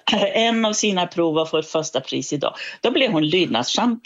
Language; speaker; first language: Swedish; native; Swedish